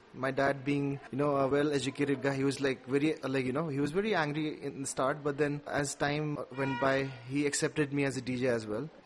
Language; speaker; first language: English; non-native, local second language; Nepali